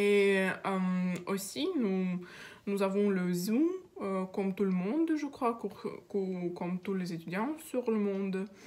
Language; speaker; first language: French; non-native, learner; Russian